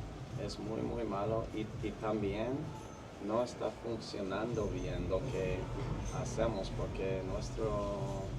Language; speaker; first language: Spanish; non-native, fluent; English